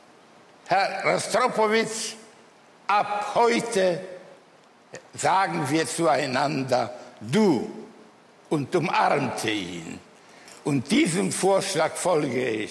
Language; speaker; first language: German; early bilingual, other home language; Polish